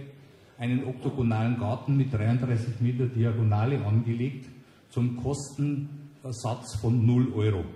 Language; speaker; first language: German; native; German